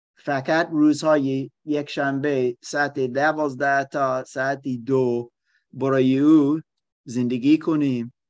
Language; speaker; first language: Persian; non-native, learner; German